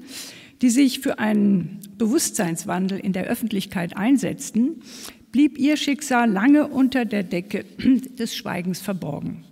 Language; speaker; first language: German; native; German